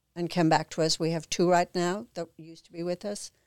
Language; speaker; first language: English; native; English